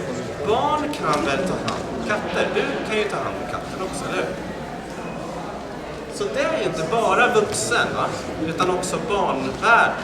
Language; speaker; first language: Swedish; native; Swedish